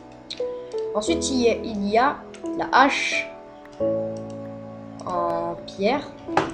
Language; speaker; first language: French; native; French